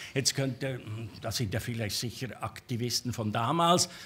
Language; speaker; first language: German; native; German